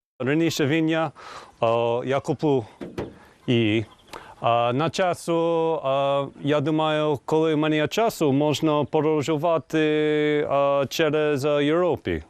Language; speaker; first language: Ukrainian; non-native, learner; English